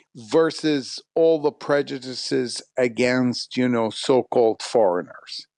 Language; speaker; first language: English; non-native, fluent; Arabic